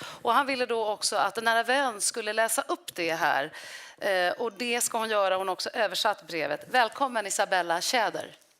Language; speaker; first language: Swedish; native; Swedish